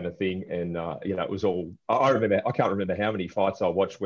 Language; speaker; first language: English; native; English